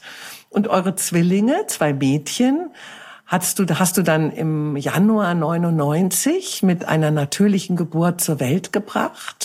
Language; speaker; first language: German; native; German